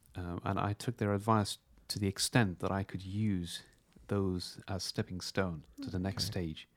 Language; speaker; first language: English; non-native, fluent; Persian